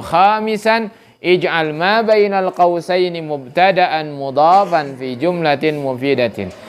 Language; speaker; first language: Arabic; non-native, fluent; Indonesian